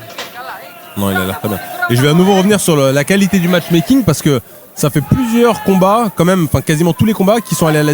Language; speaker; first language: French; native; French